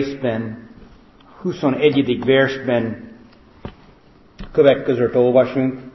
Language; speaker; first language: Hungarian; non-native, fluent; English